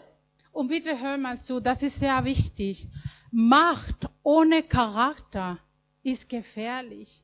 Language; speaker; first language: German; non-native, fluent; Spanish